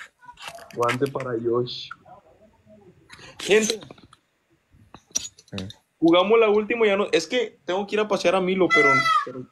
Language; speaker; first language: Spanish; native; Spanish